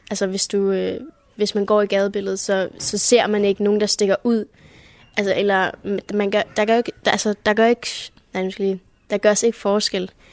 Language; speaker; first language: Danish; early bilingual, heritage; Danish